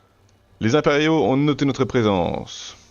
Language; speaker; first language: French; native; French